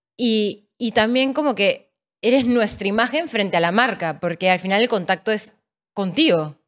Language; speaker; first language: Spanish; native; Spanish